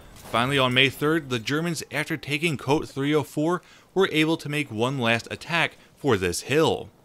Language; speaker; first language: English; native; English